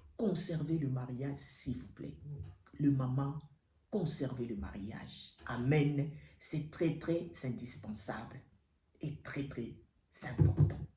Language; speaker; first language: French; non-native, local second language; Lingala